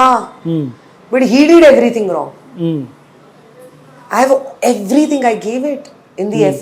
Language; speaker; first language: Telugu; non-native, fluent; Hindi